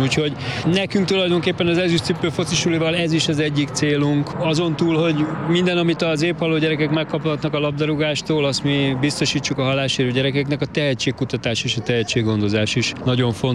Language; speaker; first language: Hungarian; native; Hungarian